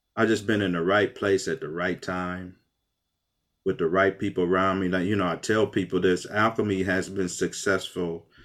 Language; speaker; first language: English; native; English